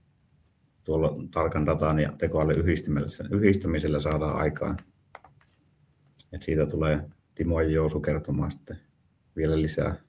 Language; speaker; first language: Finnish; native; Finnish